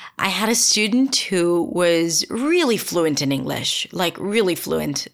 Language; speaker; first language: English; non-native, fluent; Hebrew